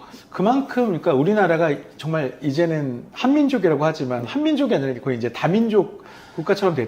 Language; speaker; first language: Korean; native; Korean